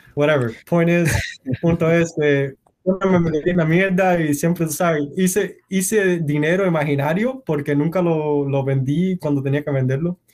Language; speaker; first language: Spanish; early bilingual, heritage; Spanish